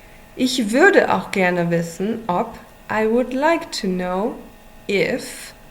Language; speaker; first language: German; non-native, fluent; English